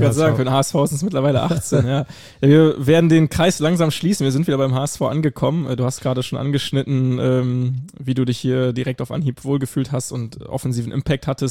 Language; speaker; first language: German; native; German